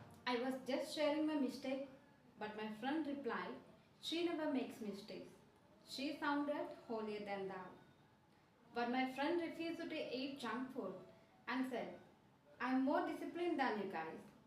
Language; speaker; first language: English; non-native, local second language; Telugu